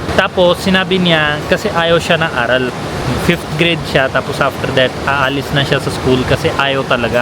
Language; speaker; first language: Filipino; non-native, learner; Punjabi